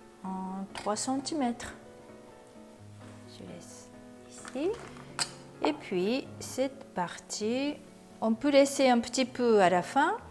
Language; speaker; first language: French; non-native, learner; Japanese